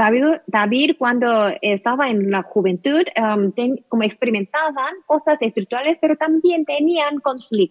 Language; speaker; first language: Spanish; non-native, learner; Korean